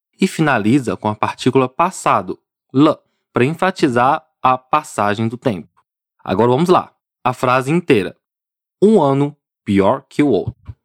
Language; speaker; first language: Portuguese; non-native, fluent; Chinese